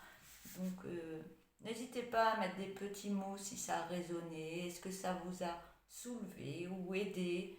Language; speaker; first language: French; native; French